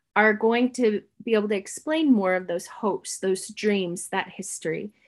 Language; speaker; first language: English; native; English